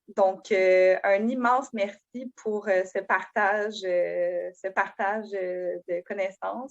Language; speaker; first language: French; native; French